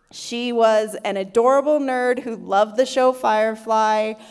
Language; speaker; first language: English; native; English